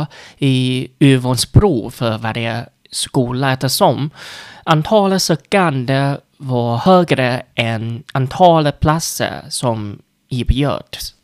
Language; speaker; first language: Swedish; non-native, fluent; Vietnamese